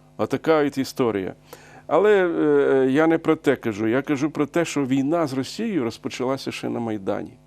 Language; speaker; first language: Ukrainian; native; Ukrainian